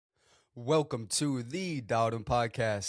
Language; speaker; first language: English; native; English